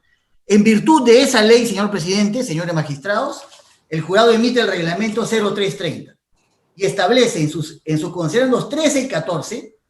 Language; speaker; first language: Spanish; native; Spanish